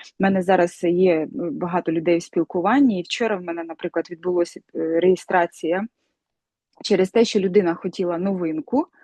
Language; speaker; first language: Ukrainian; non-native, local second language; Russian